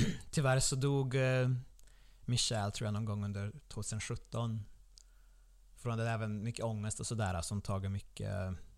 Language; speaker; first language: Swedish; native; Swedish